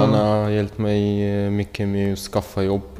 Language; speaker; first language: Swedish; non-native, fluent; Arabic